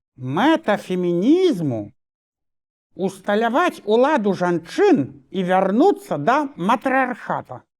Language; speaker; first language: Belarusian; non-native, local second language; Russian